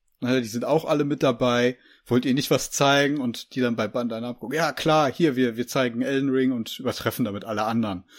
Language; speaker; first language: German; native; German